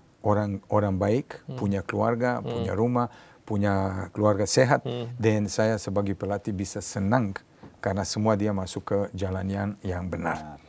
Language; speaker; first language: Indonesian; non-native, learner; Serbian